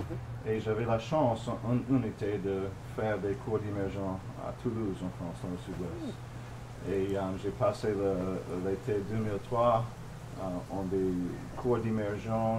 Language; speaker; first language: French; non-native, fluent; English